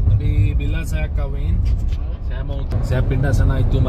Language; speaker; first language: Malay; non-native, local second language; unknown